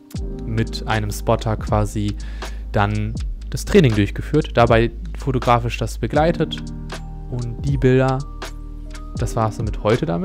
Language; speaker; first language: German; native; German